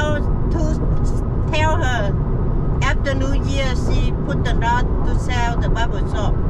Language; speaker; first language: English; non-native, learner; Vietnamese